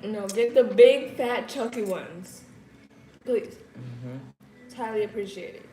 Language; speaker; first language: English; native; English